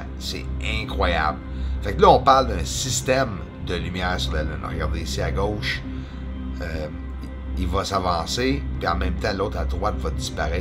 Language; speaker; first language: French; native; French